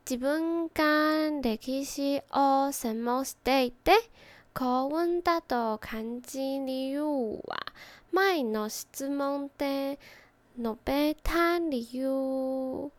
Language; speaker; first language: Japanese; non-native, learner; Chinese